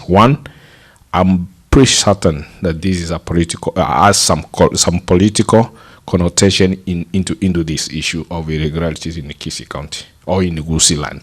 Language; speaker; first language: English; non-native, local second language; Gusii